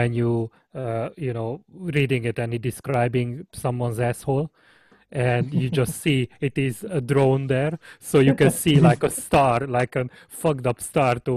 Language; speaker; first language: English; non-native, fluent; Hungarian